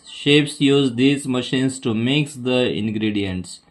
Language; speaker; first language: Hindi; non-native, local second language; Marathi